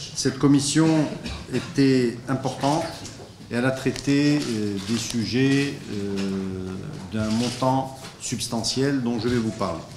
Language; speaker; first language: French; non-native, local second language; Arabic